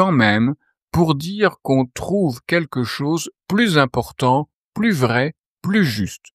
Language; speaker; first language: French; native; French